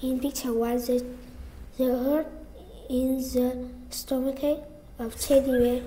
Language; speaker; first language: English; non-native, learner; Vietnamese